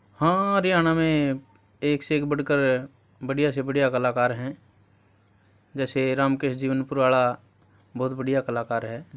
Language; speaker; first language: Hindi; native; Hindi